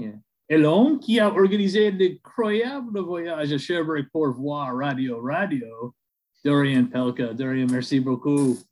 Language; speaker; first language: French; non-native, learner; English